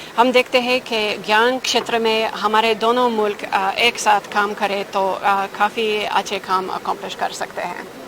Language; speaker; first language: Hindi; non-native, fluent; English